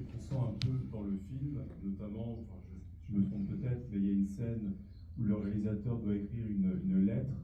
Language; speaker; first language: French; native; French